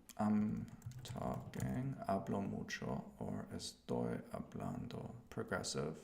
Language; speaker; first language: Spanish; non-native, learner; English